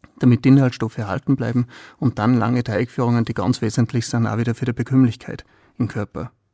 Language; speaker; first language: German; native; German